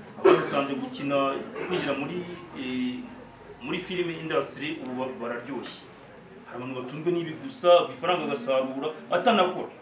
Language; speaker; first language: Kinyarwanda; native; Kinyarwanda